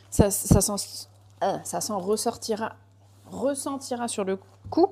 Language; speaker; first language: French; native; French